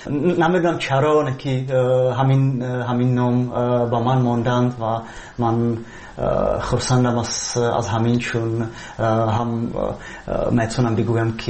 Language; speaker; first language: Persian; non-native, fluent; Slovak